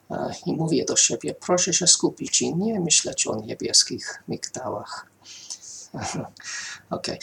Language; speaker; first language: Polish; non-native, fluent; English